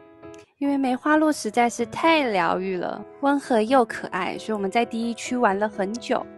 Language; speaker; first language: Chinese; native; Chinese